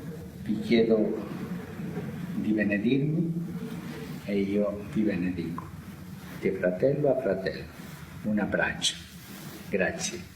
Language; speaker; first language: Italian; non-native, fluent; Spanish